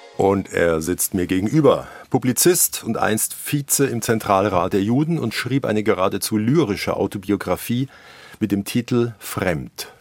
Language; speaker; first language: German; native; German